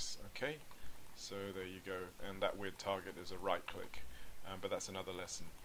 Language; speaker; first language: English; native; English